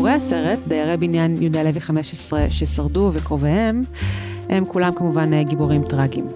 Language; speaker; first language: Hebrew; native; Hebrew